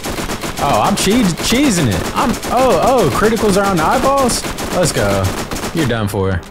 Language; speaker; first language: English; native; English